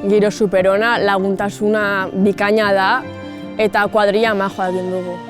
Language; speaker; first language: Basque; non-native, local second language; Spanish